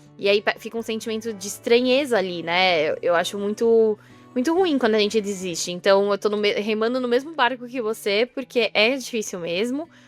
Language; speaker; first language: Portuguese; native; Portuguese